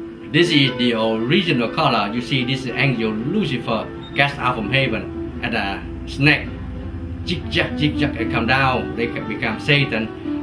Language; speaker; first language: English; non-native, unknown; Vietnamese